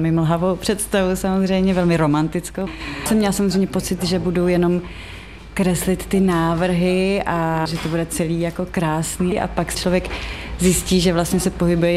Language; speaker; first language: Czech; native; Czech